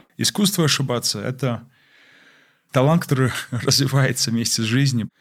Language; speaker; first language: Russian; early bilingual, heritage; Russian